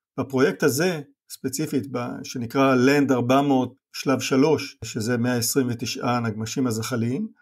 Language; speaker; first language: Hebrew; native; Hebrew